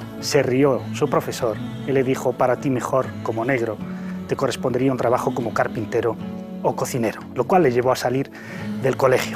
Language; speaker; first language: Spanish; native; Spanish